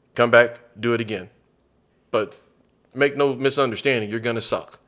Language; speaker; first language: English; native; English